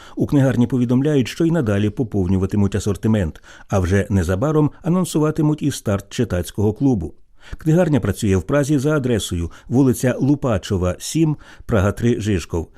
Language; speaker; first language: Ukrainian; native; Ukrainian